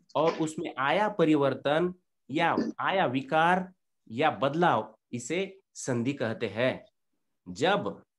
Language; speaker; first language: Hindi; non-native, local second language; Marathi